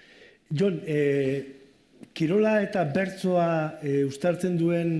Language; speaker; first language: Basque; native; Basque